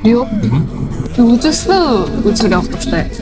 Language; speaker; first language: Mongolian; early bilingual, heritage; Mongolian